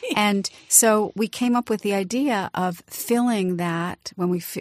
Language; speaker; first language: English; native; English